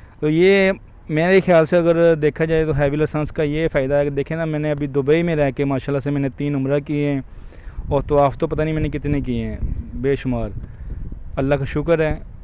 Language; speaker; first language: Urdu; non-native, local second language; Punjabi